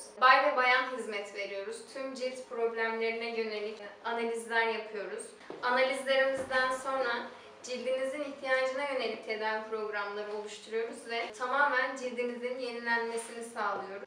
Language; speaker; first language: Turkish; native; Turkish